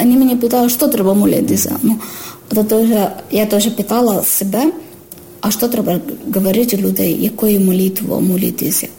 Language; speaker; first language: Ukrainian; non-native, learner; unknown